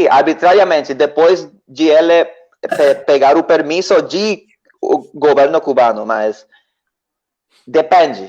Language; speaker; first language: Portuguese; non-native, learner; Spanish